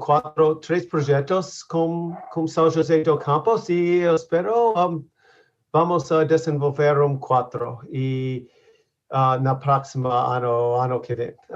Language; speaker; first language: Portuguese; non-native, learner; English